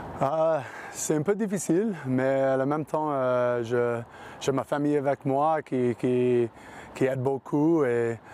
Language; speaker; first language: French; non-native, learner; English